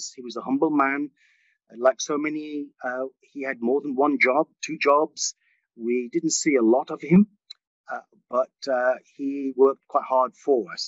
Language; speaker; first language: English; early bilingual, other home language; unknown